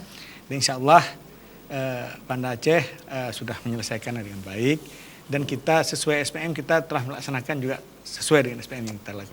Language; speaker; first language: Malay; native; Malay